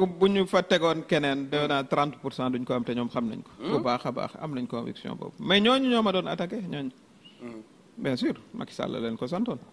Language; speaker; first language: Wolof; native; Wolof